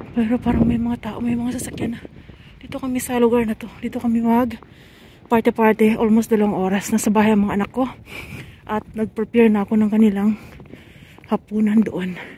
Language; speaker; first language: Filipino; native; Filipino